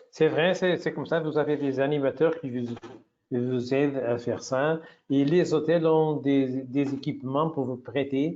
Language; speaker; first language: French; non-native, fluent; Portuguese